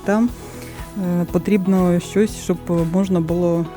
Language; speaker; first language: Ukrainian; non-native, local second language; Russian